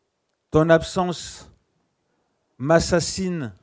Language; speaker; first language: French; native; French